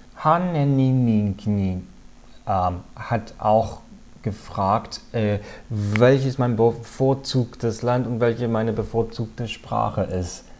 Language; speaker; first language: German; non-native, fluent; English